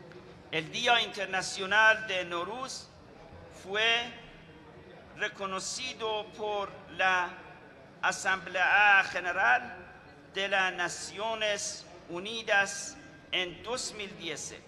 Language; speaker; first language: Spanish; non-native, fluent; Persian